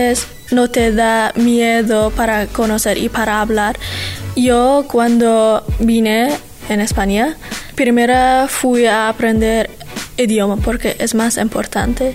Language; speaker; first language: Spanish; non-native, learner; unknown